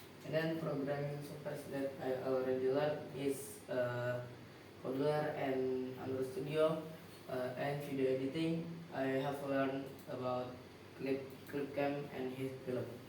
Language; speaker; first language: English; non-native, learner; Indonesian